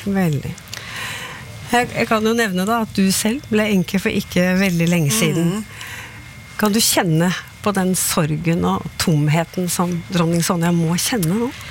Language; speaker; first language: Norwegian; native; Norwegian